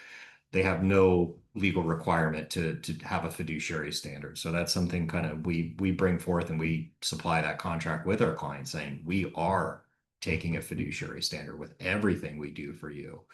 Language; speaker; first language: English; native; English